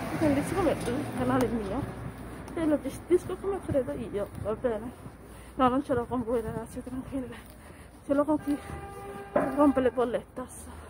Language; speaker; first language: Italian; native; Italian